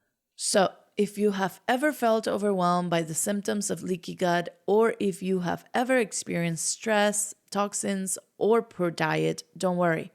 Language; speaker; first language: English; non-native, fluent; Spanish